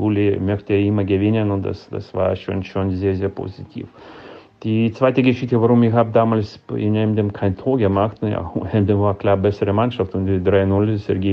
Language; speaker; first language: German; non-native, fluent; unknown